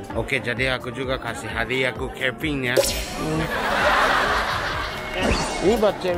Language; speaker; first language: Indonesian; non-native, fluent; Japanese